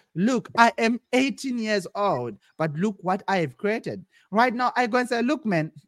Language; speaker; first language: English; non-native, local second language; Shona